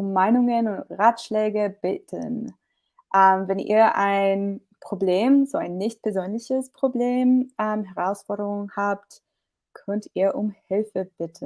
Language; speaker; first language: German; non-native, fluent; English